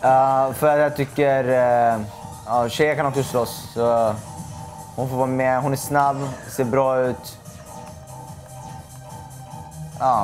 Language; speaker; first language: Swedish; native; Swedish